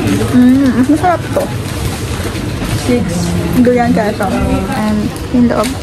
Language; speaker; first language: Filipino; native; Filipino